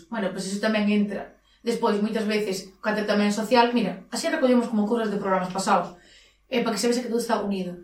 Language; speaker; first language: Galician; native; Galician